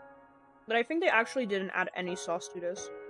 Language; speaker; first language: English; non-native, fluent; Polish